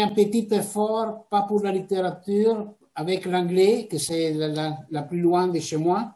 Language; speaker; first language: French; non-native, fluent; Italian